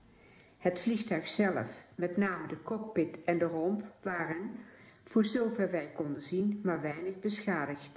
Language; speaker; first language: Dutch; native; Dutch